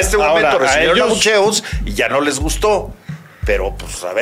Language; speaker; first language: Spanish; native; Spanish